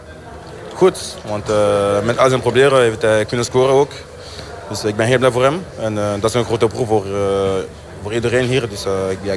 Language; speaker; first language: Dutch; non-native, local second language; French